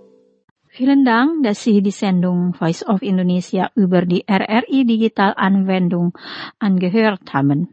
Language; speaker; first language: German; non-native, fluent; Indonesian